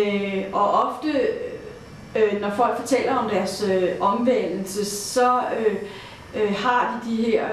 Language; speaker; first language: Danish; native; Danish